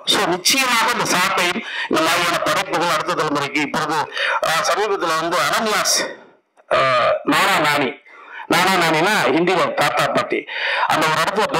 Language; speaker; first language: Tamil; native; Tamil